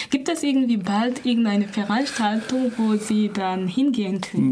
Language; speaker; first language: German; non-native, fluent; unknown